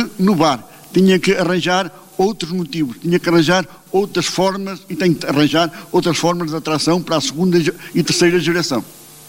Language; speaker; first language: Portuguese; native; Portuguese